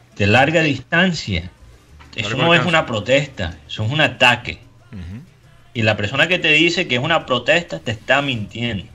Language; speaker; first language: Spanish; early bilingual, heritage; Spanish